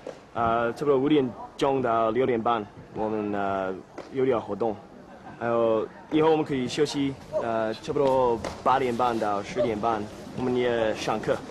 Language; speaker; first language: Chinese; non-native, learner; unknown